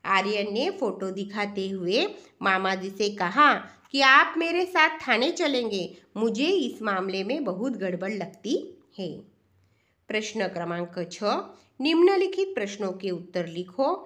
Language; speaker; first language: Hindi; non-native, local second language; Marathi